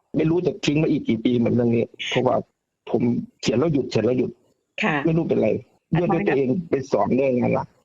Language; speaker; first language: Thai; native; Thai